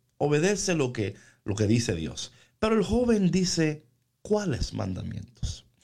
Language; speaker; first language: Spanish; native; Spanish